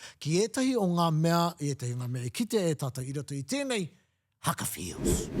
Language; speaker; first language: Māori; non-native, local second language; English